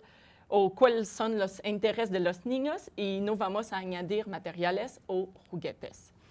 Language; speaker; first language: Spanish; non-native, fluent; French